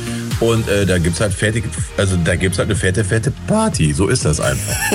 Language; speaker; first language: German; native; German